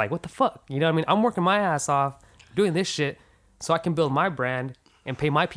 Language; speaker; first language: English; native; English